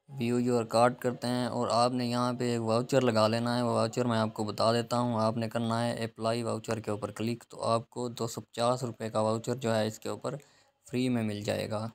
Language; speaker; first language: Urdu; non-native, local second language; Punjabi